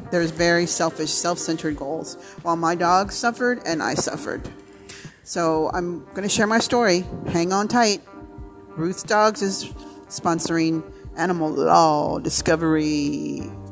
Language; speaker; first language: English; early bilingual, other home language; Spanish